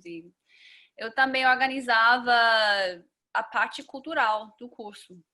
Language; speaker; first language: Portuguese; non-native, fluent; English